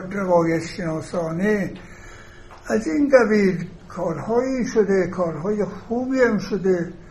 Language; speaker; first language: Persian; native; Persian